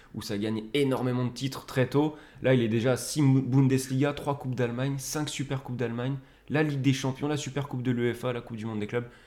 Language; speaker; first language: French; native; French